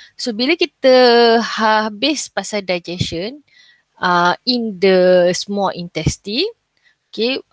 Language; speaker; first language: English; non-native, local second language; Malay